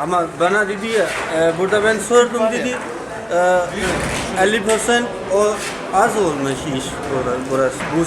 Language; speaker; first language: Turkish; non-native, learner; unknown